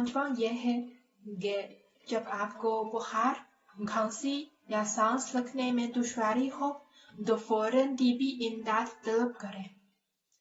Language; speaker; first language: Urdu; non-native, learner; Chinese